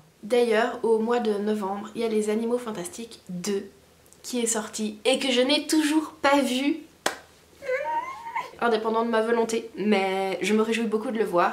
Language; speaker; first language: French; native; French